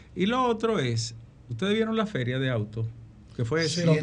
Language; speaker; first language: Spanish; native; Spanish